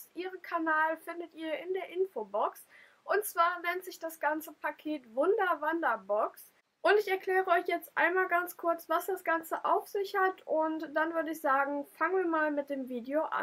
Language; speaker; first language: German; native; German